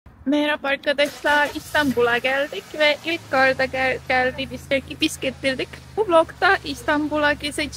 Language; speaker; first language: Turkish; non-native, learner; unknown